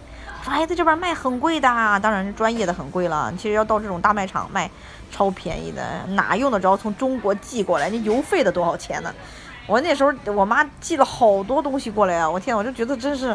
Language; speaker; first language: Chinese; native; Chinese